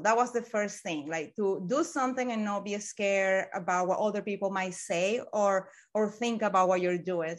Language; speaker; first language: English; non-native, fluent; Spanish